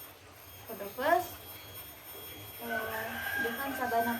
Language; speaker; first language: English; non-native, learner; Indonesian